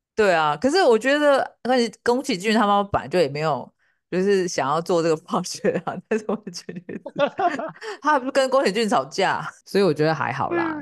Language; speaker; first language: Chinese; native; Chinese